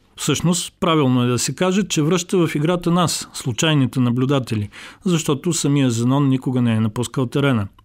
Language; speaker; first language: Bulgarian; native; Bulgarian